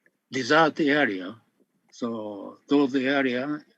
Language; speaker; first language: English; non-native, fluent; Japanese